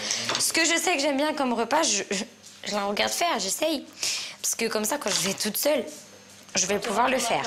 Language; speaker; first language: French; native; French